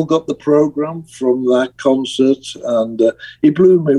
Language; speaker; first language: English; native; English